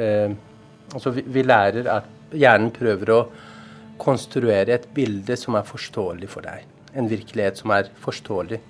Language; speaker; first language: Norwegian; non-native, fluent; Persian